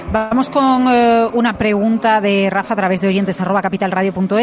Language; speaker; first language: Spanish; native; Spanish